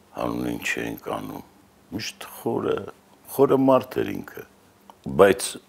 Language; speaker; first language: Armenian; native; Armenian